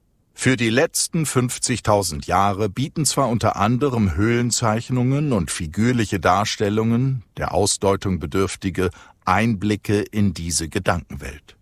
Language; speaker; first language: German; native; German